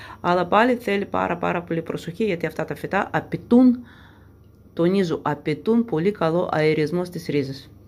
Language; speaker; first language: Greek; non-native, fluent; Russian